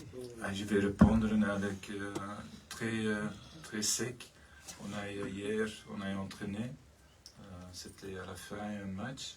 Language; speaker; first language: French; non-native, learner; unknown